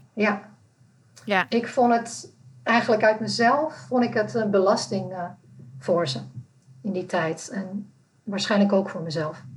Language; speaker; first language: Dutch; non-native, fluent; Czech